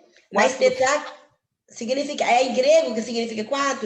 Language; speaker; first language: Portuguese; native; Portuguese